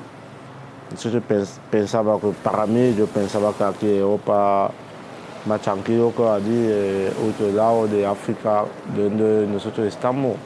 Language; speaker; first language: Spanish; non-native, learner; Arabic